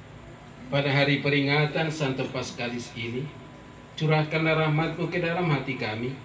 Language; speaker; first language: Indonesian; native; Indonesian